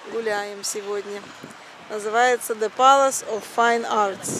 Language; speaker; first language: Russian; native; Russian